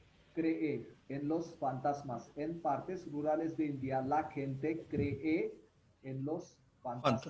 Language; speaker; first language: Spanish; non-native, fluent; Hindi